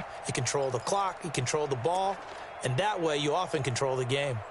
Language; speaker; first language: English; native; English